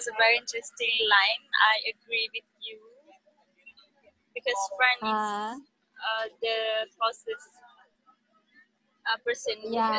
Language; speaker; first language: English; non-native, learner; Malay